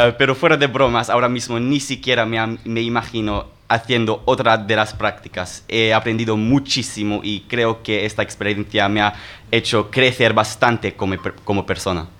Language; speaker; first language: Spanish; non-native, learner; English